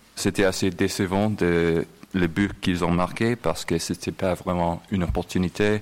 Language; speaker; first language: French; non-native, fluent; English